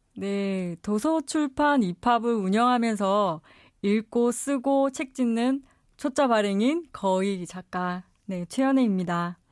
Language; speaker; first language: Korean; native; Korean